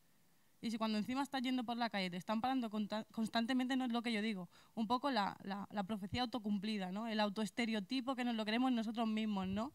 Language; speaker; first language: Spanish; native; Spanish